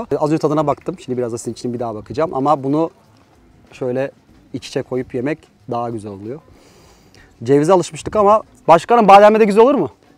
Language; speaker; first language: Turkish; native; Turkish